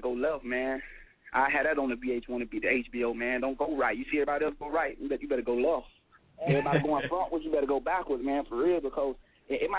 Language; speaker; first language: English; native; English